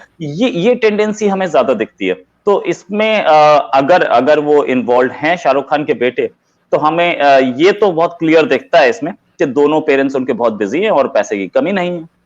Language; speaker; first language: Hindi; native; Hindi